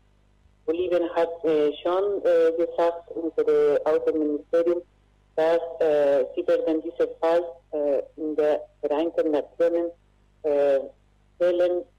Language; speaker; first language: German; non-native, learner; Spanish